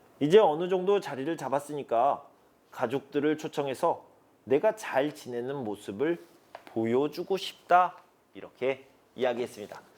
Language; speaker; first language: Korean; native; Korean